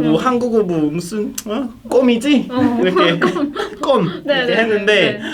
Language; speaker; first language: Korean; non-native, fluent; Kinyarwanda